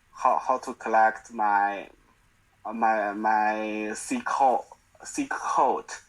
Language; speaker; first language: English; non-native, learner; Chinese